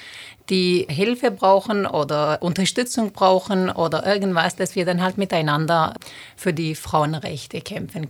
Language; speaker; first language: German; non-native, fluent; Turoyo